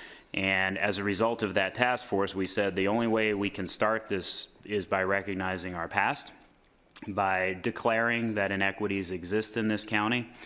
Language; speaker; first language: English; native; English